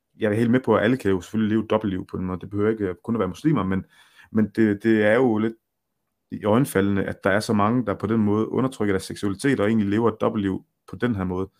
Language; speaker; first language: Danish; early bilingual, other home language; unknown